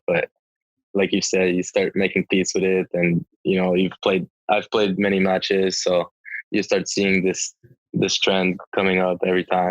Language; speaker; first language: English; non-native, local second language; French